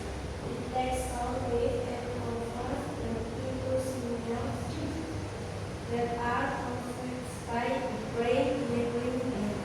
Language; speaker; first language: English; non-native, learner; Indonesian